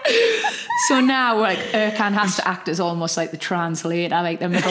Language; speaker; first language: English; native; English